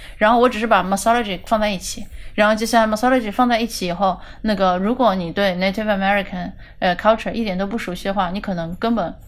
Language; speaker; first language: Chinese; native; Chinese